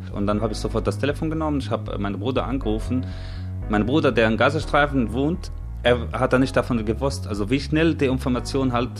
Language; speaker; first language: German; non-native, fluent; Arabic